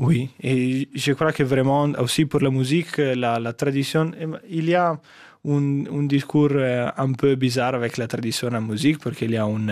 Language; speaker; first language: French; non-native, learner; Italian